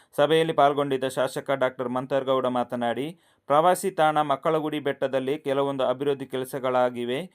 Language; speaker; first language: Kannada; non-native, local second language; Kodava